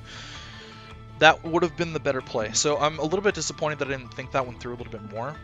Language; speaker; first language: English; native; English